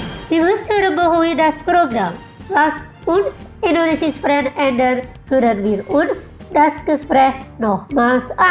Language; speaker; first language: German; non-native, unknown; Indonesian